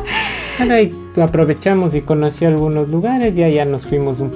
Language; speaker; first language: Spanish; native; Spanish